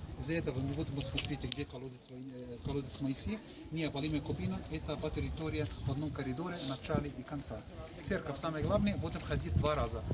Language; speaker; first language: Russian; non-native, learner; Arabic